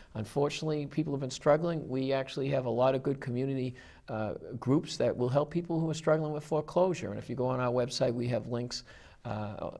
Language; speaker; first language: English; native; English